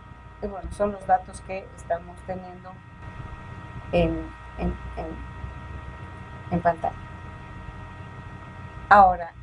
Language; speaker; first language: Spanish; native; Spanish